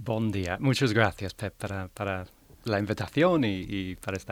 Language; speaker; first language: Spanish; non-native, learner; English